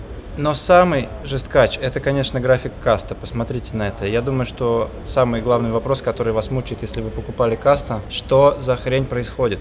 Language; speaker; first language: Russian; native; Russian